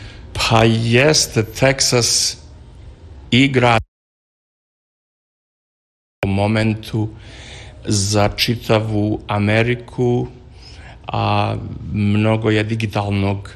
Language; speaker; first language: Serbian; native; Serbian